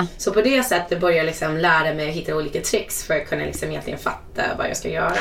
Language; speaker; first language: Swedish; non-native, fluent; English